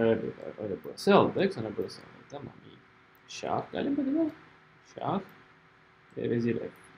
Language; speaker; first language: Turkish; non-native, fluent; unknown